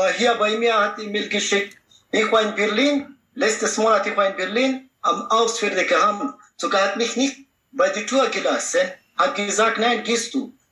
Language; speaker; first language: German; non-native, learner; Pashto